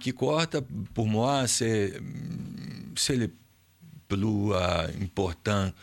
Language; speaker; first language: French; non-native, learner; Portuguese